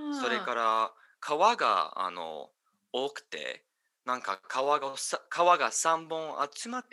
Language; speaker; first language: Japanese; non-native, learner; English